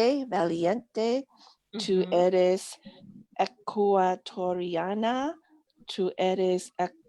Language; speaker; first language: Spanish; non-native, learner; English